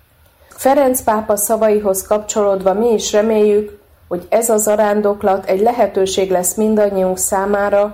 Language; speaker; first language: Hungarian; native; Hungarian